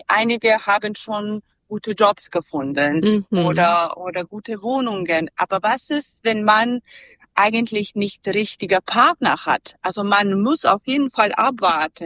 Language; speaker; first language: German; non-native, learner; Serbian